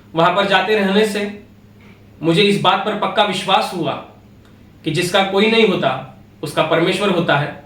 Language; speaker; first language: Hindi; non-native, local second language; Marathi